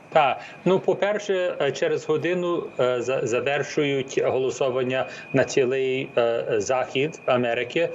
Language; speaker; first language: Ukrainian; early bilingual, heritage; Ukrainian